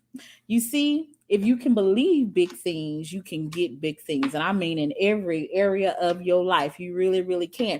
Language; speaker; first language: English; native; English